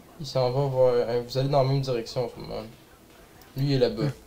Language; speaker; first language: French; native; French